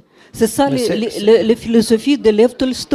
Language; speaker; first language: French; non-native, fluent; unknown